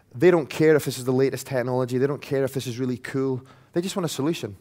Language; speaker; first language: English; native; English